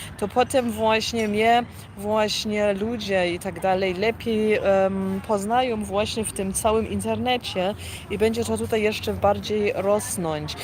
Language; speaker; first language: Polish; early bilingual, heritage; Polish